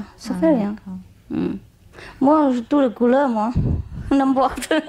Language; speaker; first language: French; non-native, learner; Vietnamese